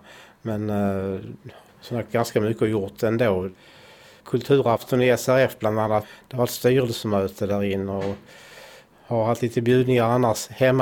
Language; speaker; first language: Swedish; native; Swedish